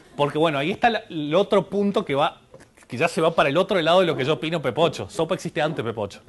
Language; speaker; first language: Spanish; native; Spanish